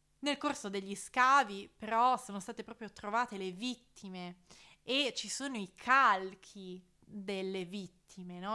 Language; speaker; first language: Italian; native; Italian